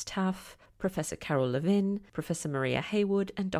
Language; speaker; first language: English; native; English